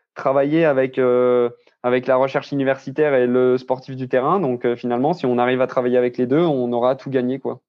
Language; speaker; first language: French; native; French